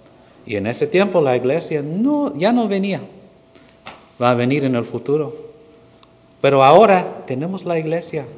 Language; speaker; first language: Spanish; non-native, fluent; English